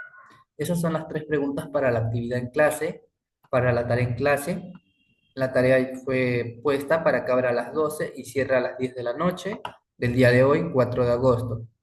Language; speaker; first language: Spanish; native; Spanish